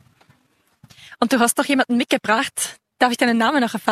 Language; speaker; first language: German; native; German